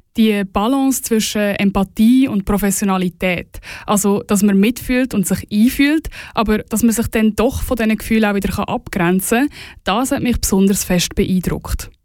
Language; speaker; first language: German; native; German